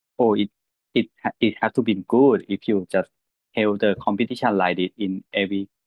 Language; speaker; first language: English; non-native, learner; Thai